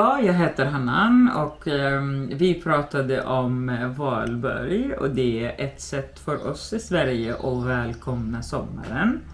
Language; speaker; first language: Swedish; non-native, fluent; Arabic